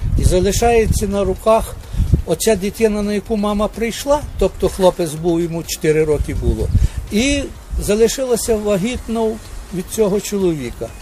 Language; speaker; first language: Ukrainian; native; Ukrainian